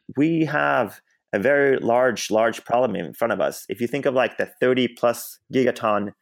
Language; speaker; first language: English; non-native, fluent; Swedish